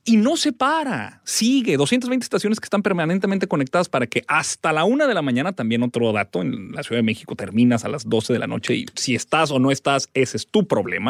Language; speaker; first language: Spanish; native; Spanish